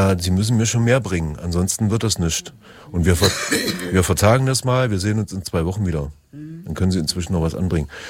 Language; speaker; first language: German; native; German